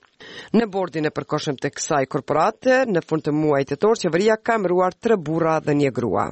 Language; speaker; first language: Albanian; native; Albanian